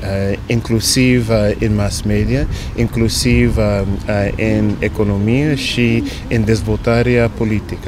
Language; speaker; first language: Romanian; non-native, fluent; English